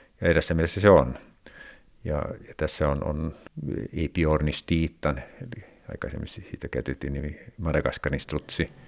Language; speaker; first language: Finnish; non-native, local second language; Swedish